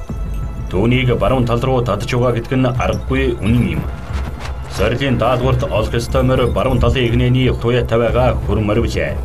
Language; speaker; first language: Mongolian; native; Mongolian